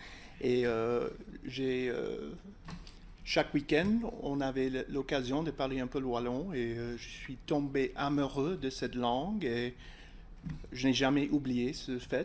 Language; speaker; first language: French; non-native, fluent; English